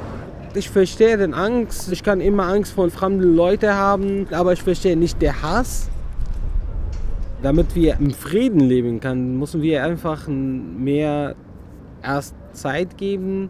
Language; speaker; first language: German; non-native, learner; Arabic